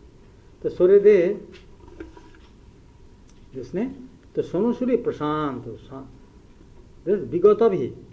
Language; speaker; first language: Japanese; non-native, learner; Bangla